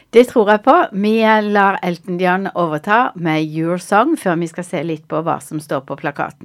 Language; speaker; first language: Norwegian; native; Norwegian